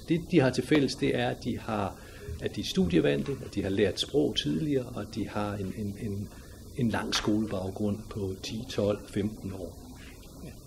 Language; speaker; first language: Danish; native; Danish